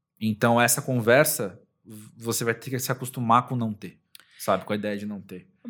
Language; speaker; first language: Portuguese; native; Portuguese